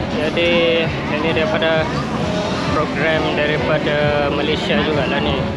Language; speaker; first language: Malay; non-native, fluent; Khmer